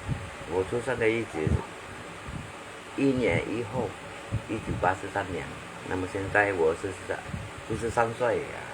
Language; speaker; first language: Chinese; non-native, learner; Hakka Chinese